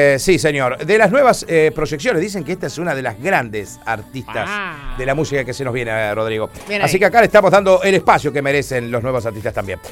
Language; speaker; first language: Spanish; native; Spanish